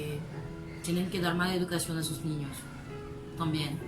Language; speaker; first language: Spanish; non-native, fluent; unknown